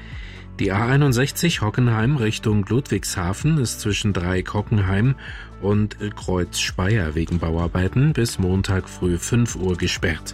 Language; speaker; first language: German; native; German